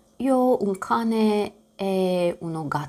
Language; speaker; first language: Italian; non-native, learner; Romanian